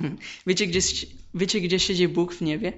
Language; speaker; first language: Polish; non-native, fluent; Spanish